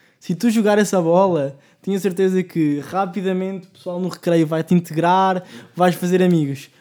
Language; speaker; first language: Portuguese; early bilingual, other home language; Spanish